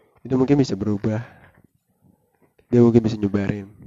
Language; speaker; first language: Indonesian; native; Indonesian